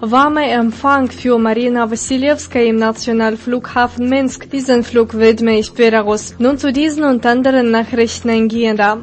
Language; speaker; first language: German; non-native, fluent; Russian